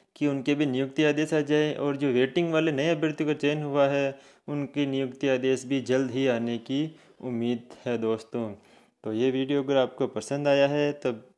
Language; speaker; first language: Hindi; native; Hindi